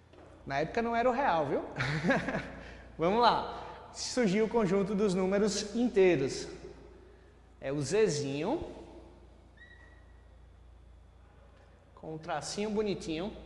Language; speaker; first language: Portuguese; native; Portuguese